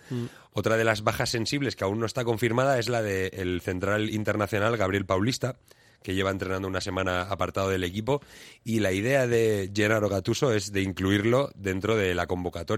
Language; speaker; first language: Spanish; native; Spanish